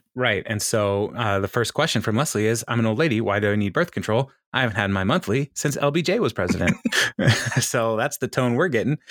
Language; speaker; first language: English; native; English